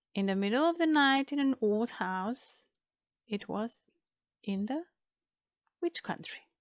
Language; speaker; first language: English; non-native, fluent; Macedonian